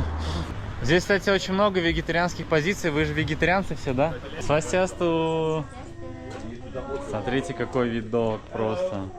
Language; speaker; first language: Russian; native; Russian